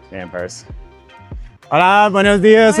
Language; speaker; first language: Spanish; non-native, learner; English